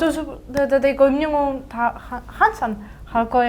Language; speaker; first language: Korean; non-native, learner; Spanish